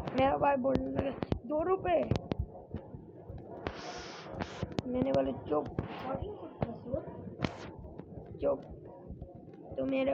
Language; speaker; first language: Hindi; non-native, learner; Bangla